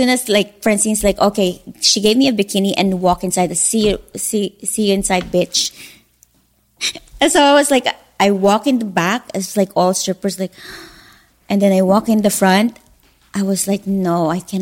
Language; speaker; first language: English; non-native, local second language; Filipino